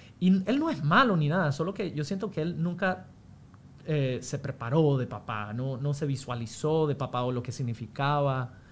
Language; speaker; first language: Spanish; non-native, fluent; English